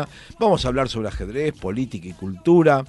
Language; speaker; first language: Spanish; native; Spanish